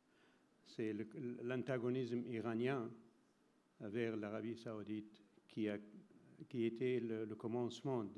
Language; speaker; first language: French; non-native, fluent; Arabic